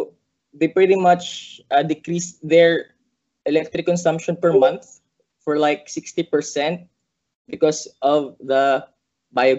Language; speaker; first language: English; non-native, local second language; Cebuano